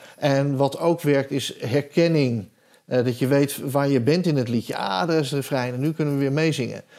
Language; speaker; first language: Dutch; native; Dutch